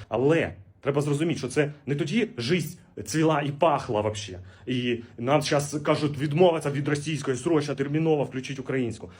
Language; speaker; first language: Ukrainian; non-native, local second language; Russian